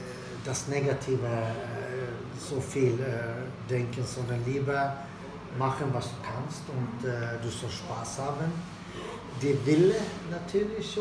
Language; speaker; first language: German; non-native, fluent; Swedish